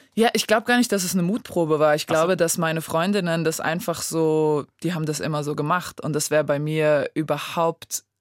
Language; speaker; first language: German; non-native, local second language; Serbian